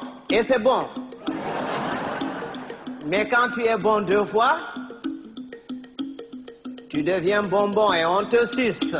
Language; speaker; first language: French; non-native, local second language; Fula